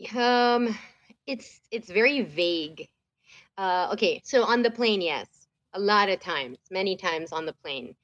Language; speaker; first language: English; non-native, local second language; Filipino